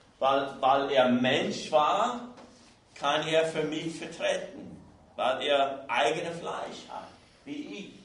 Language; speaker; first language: German; non-native, fluent; English